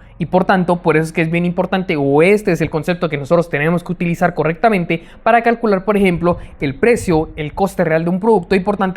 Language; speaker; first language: Spanish; native; Spanish